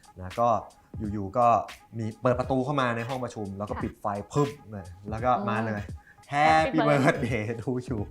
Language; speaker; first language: Thai; native; Thai